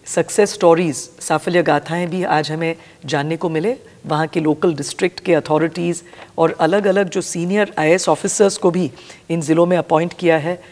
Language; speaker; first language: Hindi; non-native, local second language; Gujarati